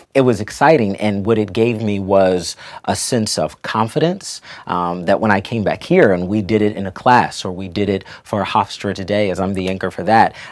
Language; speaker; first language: English; native; English